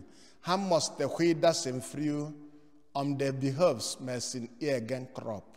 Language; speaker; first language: Swedish; non-native, fluent; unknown